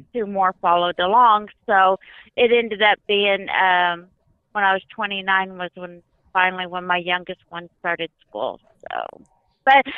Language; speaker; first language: English; native; English